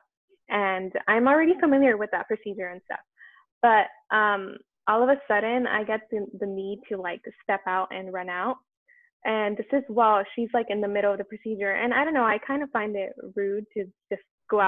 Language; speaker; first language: English; native; English